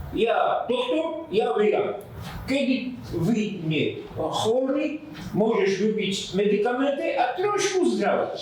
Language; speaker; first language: Slovak; non-native, learner; Russian